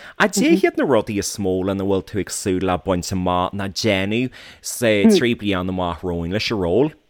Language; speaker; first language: Irish; native; Irish